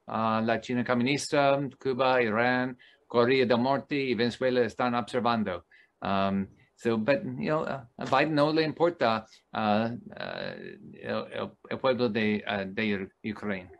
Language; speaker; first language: Spanish; non-native, learner; English